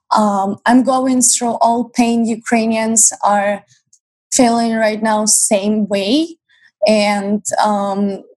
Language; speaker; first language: English; non-native, fluent; Ukrainian